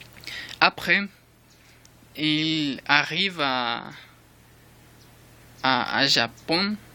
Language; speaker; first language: French; non-native, learner; Spanish